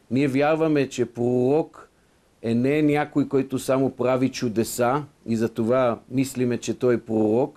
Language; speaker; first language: Bulgarian; non-native, fluent; Hebrew